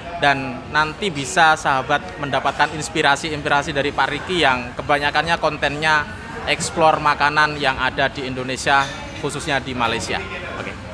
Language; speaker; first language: Indonesian; native; Indonesian